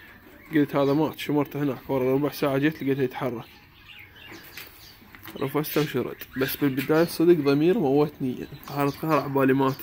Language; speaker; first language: Arabic; native; Arabic